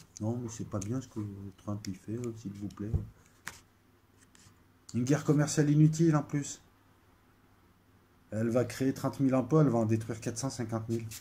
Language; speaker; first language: French; native; French